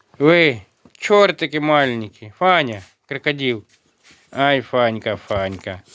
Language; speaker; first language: Ukrainian; native; Ukrainian